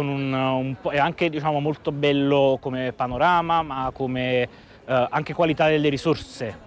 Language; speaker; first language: Italian; native; Italian